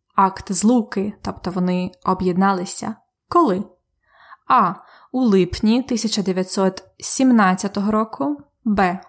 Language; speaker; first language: Ukrainian; native; Ukrainian